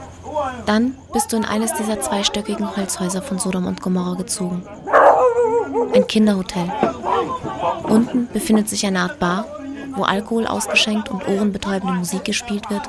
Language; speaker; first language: German; native; German